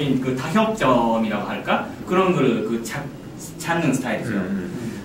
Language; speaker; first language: Korean; non-native, learner; Japanese